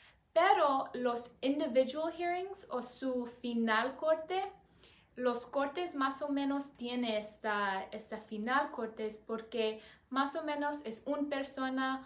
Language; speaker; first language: Spanish; non-native, learner; English